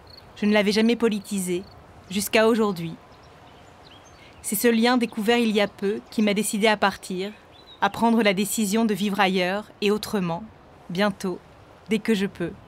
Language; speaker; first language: French; native; French